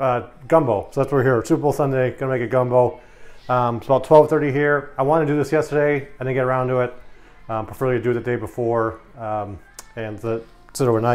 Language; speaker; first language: English; native; English